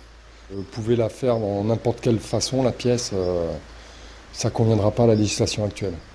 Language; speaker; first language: French; native; French